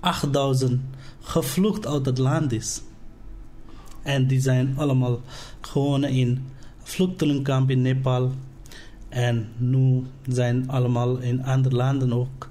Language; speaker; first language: Dutch; non-native, learner; Nepali